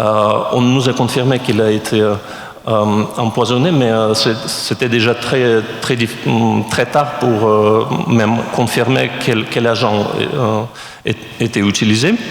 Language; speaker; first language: French; non-native, fluent; Russian